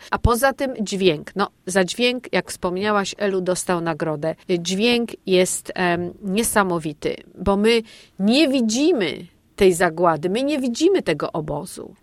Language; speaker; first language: Polish; native; Polish